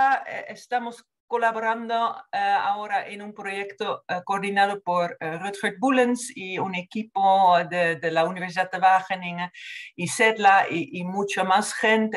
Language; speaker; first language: Spanish; non-native, fluent; Dutch